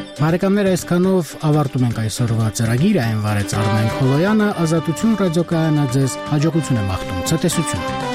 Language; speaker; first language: Armenian; native; Armenian